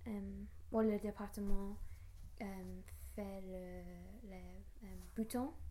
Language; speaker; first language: French; non-native, learner; English